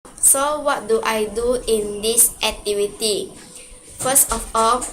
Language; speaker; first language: English; non-native, local second language; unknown